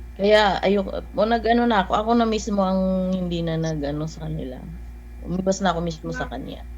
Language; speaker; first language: Filipino; non-native, local second language; Waray